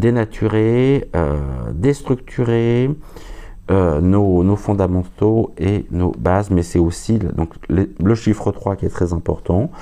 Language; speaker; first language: French; native; French